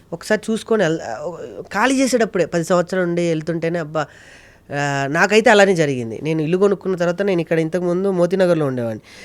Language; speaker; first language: Telugu; native; Telugu